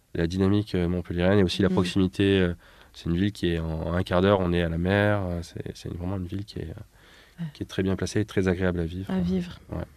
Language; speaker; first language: French; native; French